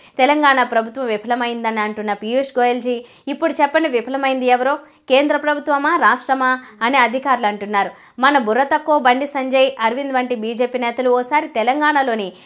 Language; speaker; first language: Telugu; native; Telugu